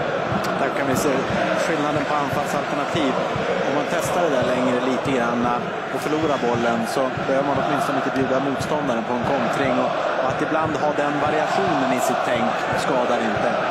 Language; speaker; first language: Swedish; native; Swedish